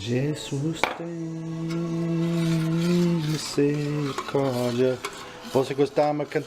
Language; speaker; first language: Portuguese; non-native, learner; English